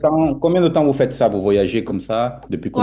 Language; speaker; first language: French; non-native, fluent; Portuguese